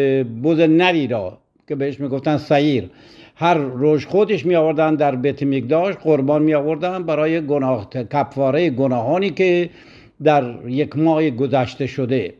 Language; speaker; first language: Persian; native; Persian